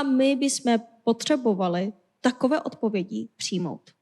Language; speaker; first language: Czech; non-native, fluent; Korean